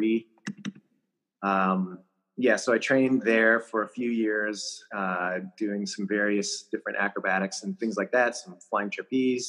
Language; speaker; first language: English; native; English